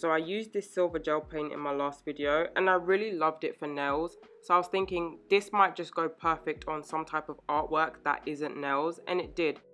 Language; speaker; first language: English; native; English